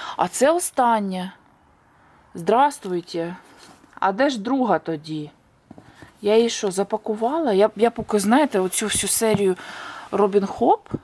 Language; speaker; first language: Ukrainian; native; Ukrainian